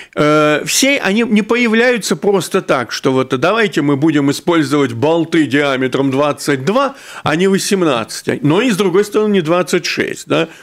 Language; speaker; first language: Russian; native; Russian